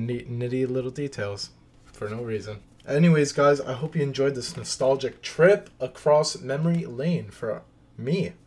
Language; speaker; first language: English; native; English